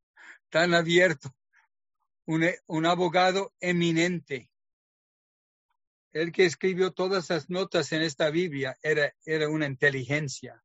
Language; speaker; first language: Spanish; non-native, fluent; English